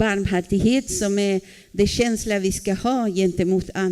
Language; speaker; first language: Swedish; non-native, fluent; Spanish